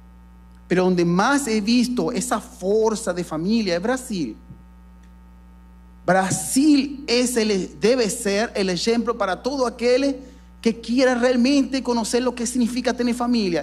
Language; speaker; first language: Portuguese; non-native, learner; Spanish